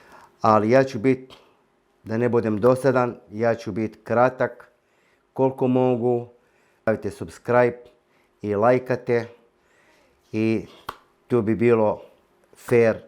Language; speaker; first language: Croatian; non-native, fluent; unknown